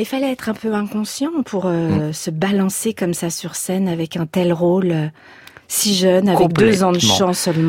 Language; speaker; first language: French; native; French